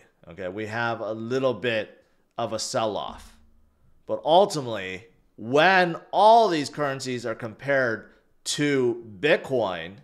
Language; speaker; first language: English; native; English